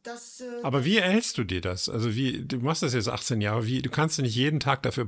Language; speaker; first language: German; native; German